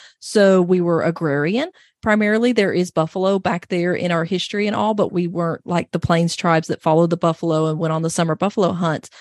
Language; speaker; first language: English; native; English